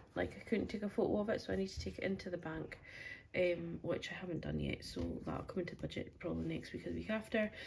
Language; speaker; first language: English; native; English